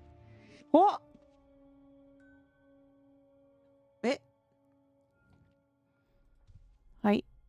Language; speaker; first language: Japanese; non-native, learner; English